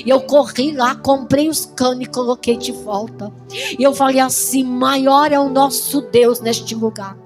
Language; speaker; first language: Portuguese; native; Portuguese